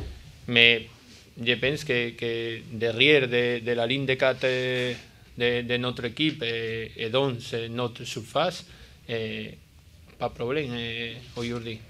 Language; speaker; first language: French; non-native, learner; Spanish